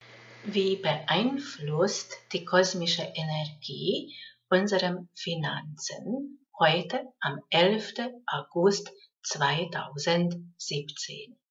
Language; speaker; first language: German; non-native, fluent; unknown